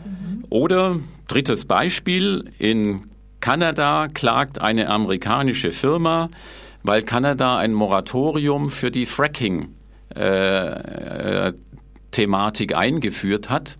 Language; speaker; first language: German; native; German